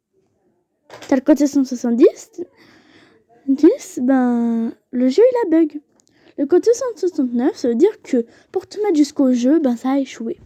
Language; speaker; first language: French; native; French